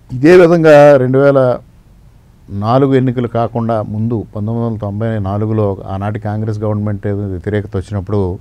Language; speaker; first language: Telugu; native; Telugu